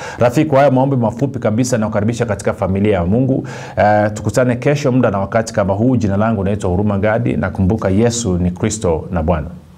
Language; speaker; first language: Swahili; native; Swahili